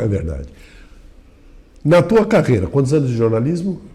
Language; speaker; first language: Portuguese; native; Portuguese